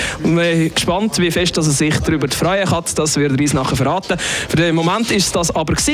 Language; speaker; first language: German; native; German